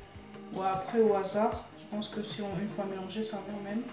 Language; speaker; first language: French; native; French